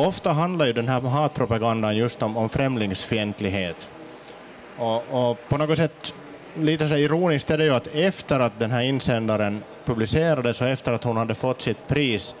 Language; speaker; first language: Swedish; native; Swedish